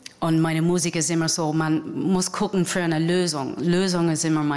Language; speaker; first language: German; non-native, learner; English